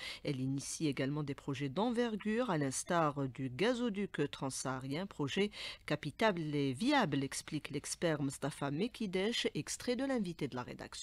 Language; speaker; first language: French; non-native, local second language; Arabic